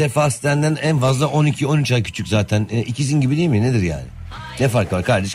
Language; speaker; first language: Turkish; native; Turkish